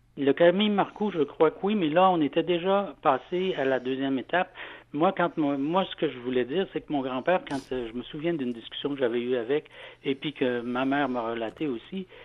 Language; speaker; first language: French; native; French